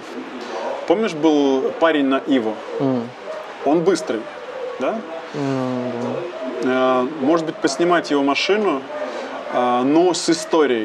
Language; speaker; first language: Russian; native; Russian